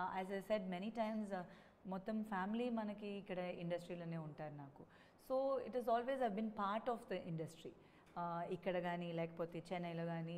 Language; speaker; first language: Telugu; non-native, local second language; Tamil